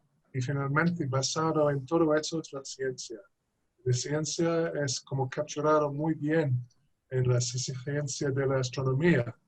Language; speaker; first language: Spanish; non-native, fluent; English